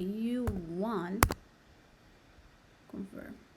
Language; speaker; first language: English; non-native, learner; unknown